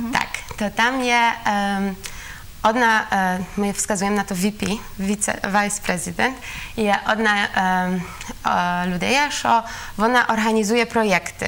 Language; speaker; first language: Ukrainian; non-native, learner; Polish